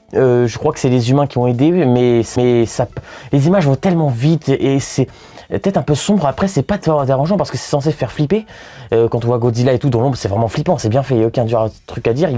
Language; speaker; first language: French; native; French